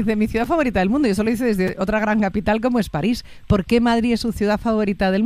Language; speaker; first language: Spanish; native; Spanish